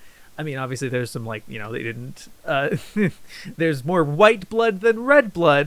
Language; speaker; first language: English; native; English